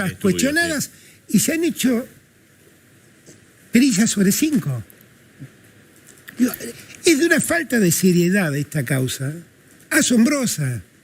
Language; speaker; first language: Spanish; native; Spanish